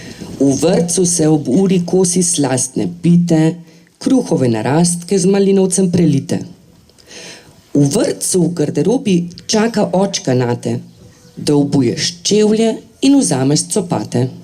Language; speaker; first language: Slovenian; native; Slovenian